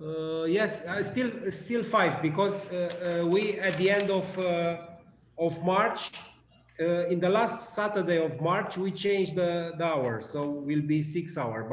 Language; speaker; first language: English; non-native, learner; Romanian